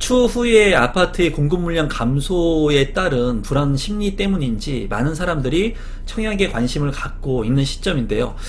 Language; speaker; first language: Korean; native; Korean